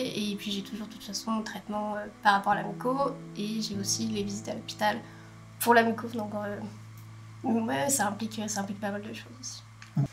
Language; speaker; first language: French; native; French